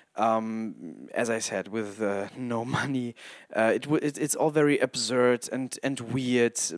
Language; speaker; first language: English; non-native, fluent; German